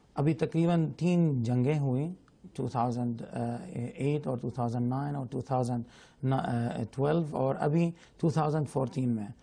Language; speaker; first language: Urdu; non-native, fluent; Arabic